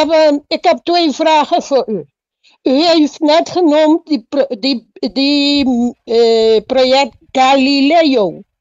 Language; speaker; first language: Dutch; non-native, local second language; Papiamento